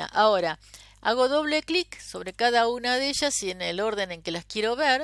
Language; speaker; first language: Spanish; native; Spanish